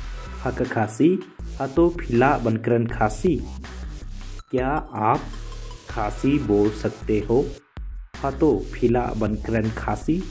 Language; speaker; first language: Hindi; non-native, local second language; Khasi